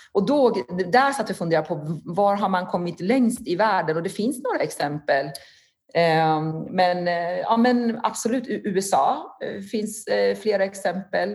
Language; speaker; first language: Swedish; non-native, fluent; Persian